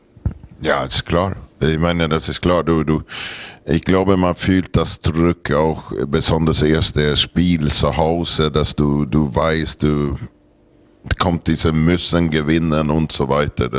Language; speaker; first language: German; non-native, learner; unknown